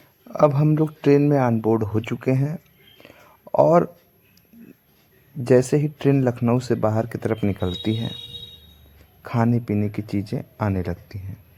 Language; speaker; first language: Hindi; native; Hindi